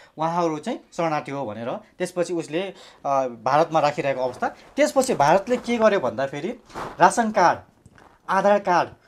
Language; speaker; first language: Nepali; native; Nepali